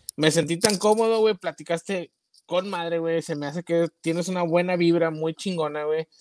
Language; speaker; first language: Spanish; native; Spanish